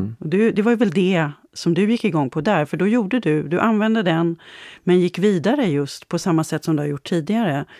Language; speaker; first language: Swedish; native; Swedish